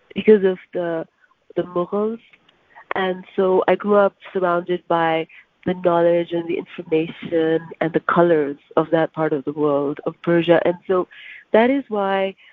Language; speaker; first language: English; non-native, local second language; Urdu